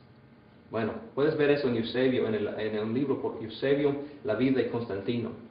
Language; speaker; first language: Spanish; non-native, fluent; English